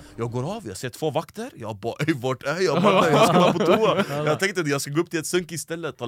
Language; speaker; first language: Swedish; early bilingual, other home language; Arabic